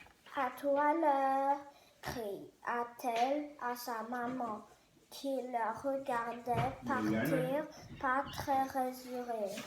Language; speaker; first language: French; non-native, learner; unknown